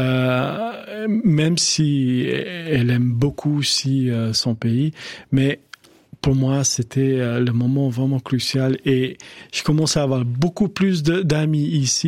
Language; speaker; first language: French; non-native, fluent; Albanian